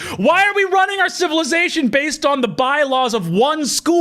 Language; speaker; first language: English; native; English